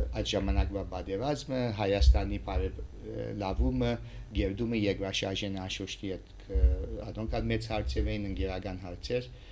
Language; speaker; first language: Armenian; early bilingual, heritage; Armenian